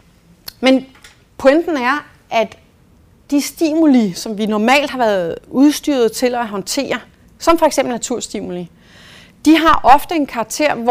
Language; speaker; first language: Danish; native; Danish